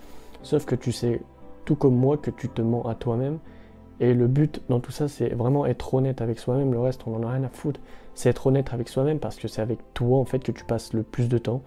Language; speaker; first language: French; native; French